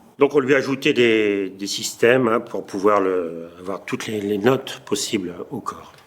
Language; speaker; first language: French; native; French